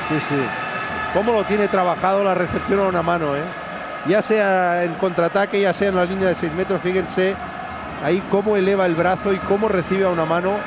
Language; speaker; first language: Spanish; native; Spanish